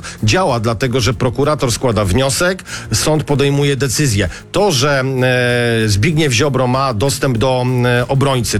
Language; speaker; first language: Polish; native; Polish